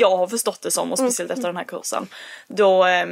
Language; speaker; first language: Swedish; early bilingual, other home language; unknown